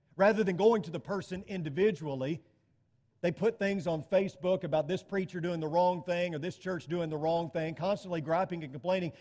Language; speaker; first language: English; native; English